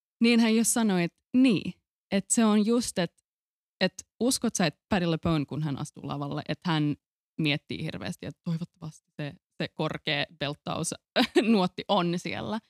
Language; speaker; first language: Finnish; non-native, local second language; Swedish